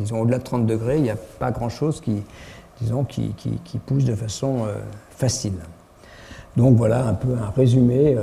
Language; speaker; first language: French; native; French